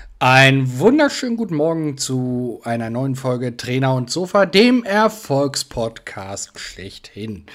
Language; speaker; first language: German; native; German